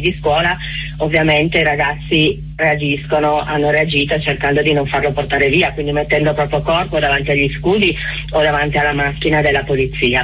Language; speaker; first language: Italian; native; Italian